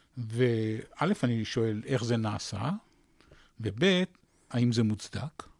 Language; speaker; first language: Hebrew; native; Hebrew